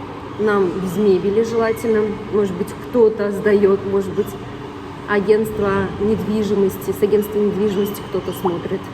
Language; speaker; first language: Russian; native; Russian